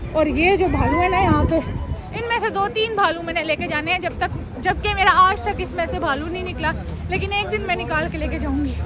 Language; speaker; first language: Urdu; native; Urdu